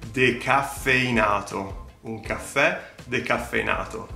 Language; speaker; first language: Italian; native; Italian